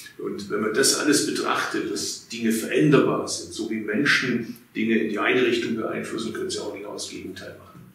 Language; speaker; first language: German; early bilingual, other home language; Turkish